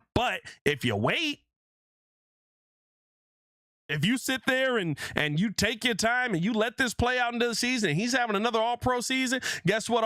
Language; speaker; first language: English; native; English